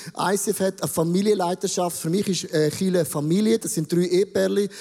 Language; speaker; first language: German; native; German